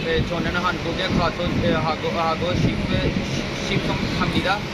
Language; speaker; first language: Korean; non-native, learner; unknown